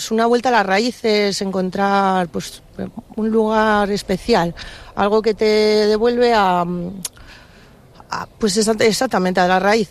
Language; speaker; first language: Spanish; native; Spanish